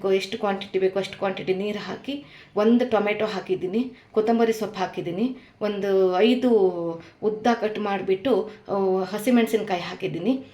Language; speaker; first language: Kannada; non-native, local second language; Konkani